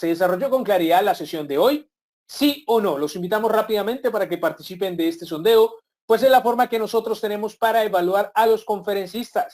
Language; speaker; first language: Spanish; native; Spanish